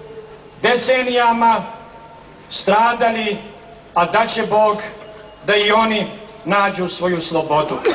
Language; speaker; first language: Serbian; native; Serbian